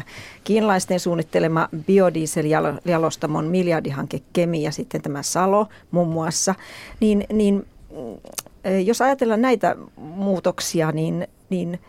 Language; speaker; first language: Finnish; native; Finnish